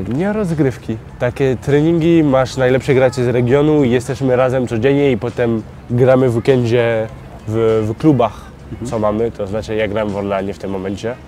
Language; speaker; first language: Polish; early bilingual, heritage; French